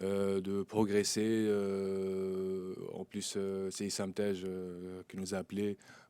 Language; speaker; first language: French; non-native, local second language; Arabic